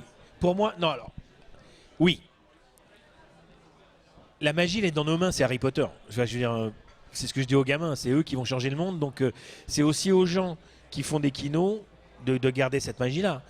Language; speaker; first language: French; native; French